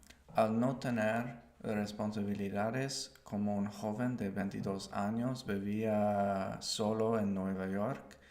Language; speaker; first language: Spanish; non-native, learner; English